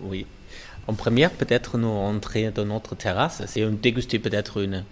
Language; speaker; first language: French; non-native, fluent; German